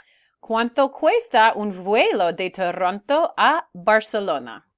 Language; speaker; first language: Spanish; non-native, fluent; English